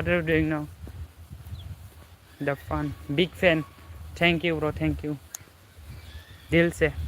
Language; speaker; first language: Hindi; non-native, local second language; Bodo